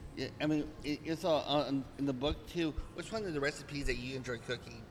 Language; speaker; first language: English; native; English